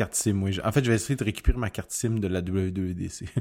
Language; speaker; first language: French; native; French